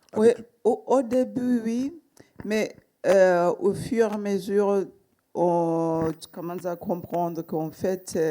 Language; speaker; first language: French; non-native, fluent; Shona